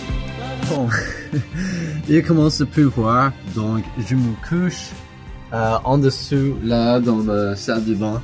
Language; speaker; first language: French; non-native, fluent; English